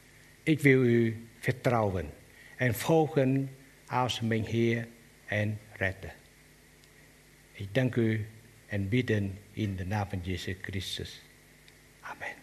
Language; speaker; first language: Dutch; non-native, learner; Vietnamese